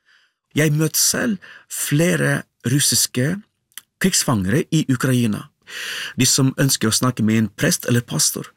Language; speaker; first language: Norwegian; non-native, fluent; Ukrainian